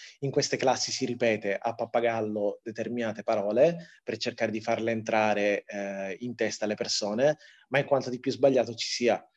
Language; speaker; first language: Italian; early bilingual, other home language; Tigrinya